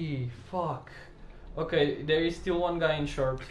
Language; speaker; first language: English; non-native, learner; Portuguese